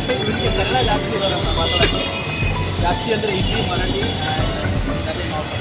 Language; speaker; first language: Kannada; early bilingual, heritage; Kannada